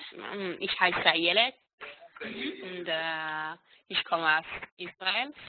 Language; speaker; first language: German; non-native, learner; Hebrew